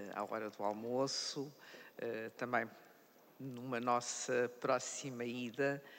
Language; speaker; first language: Portuguese; native; Portuguese